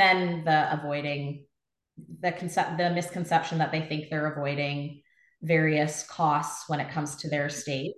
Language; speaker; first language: English; native; English